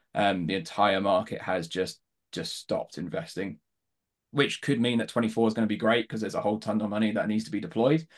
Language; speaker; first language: English; native; English